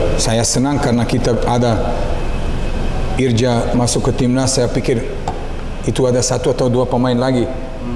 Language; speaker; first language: Indonesian; non-native, learner; Serbian